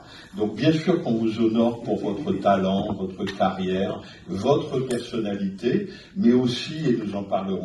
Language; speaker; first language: French; native; French